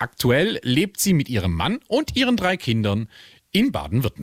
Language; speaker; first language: German; native; German